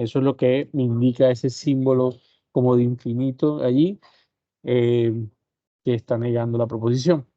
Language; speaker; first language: Spanish; native; Spanish